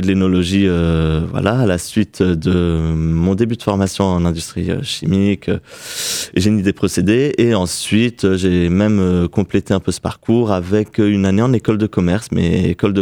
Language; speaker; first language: French; native; French